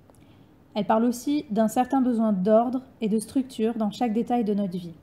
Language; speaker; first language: French; native; French